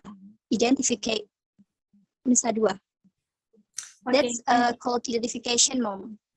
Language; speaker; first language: English; non-native, learner; Indonesian